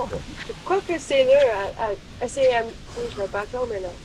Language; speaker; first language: French; non-native, learner; English